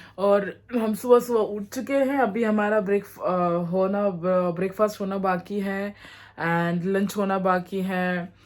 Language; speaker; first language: Hindi; non-native, local second language; Mizo